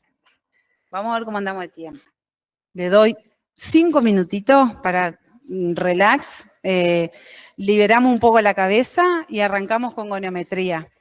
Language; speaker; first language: Spanish; native; Spanish